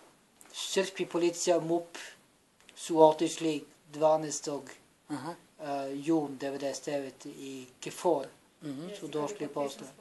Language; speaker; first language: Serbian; non-native, learner; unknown